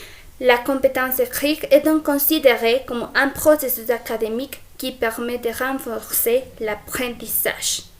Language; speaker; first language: French; non-native, fluent; Spanish